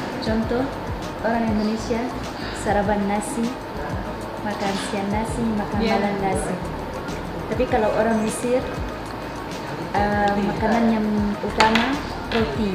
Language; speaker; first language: Indonesian; non-native, learner; Arabic